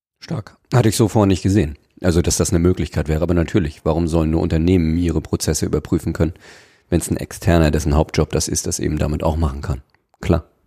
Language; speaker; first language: German; native; German